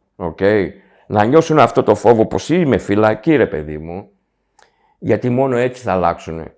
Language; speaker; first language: Greek; early bilingual, heritage; Greek